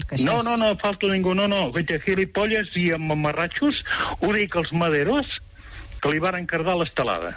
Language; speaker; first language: Catalan; native; Catalan